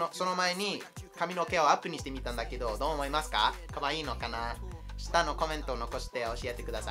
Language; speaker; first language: Japanese; non-native, fluent; English